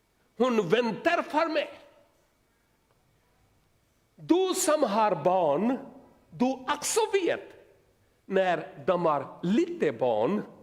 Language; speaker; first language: Swedish; non-native, learner; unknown